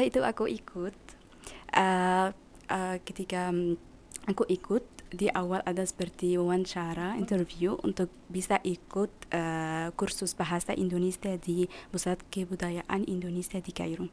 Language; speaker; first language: Indonesian; non-native, learner; Arabic